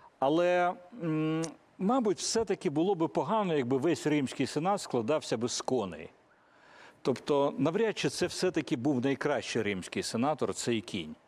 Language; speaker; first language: Ukrainian; native; Ukrainian